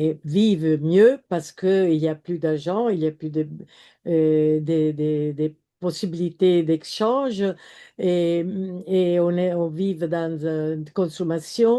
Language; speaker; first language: French; non-native, fluent; Italian